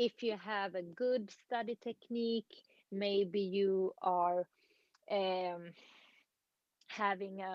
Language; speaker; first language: English; non-native, fluent; Swedish